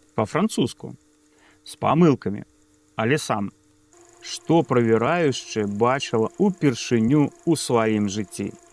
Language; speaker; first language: Belarusian; native; Belarusian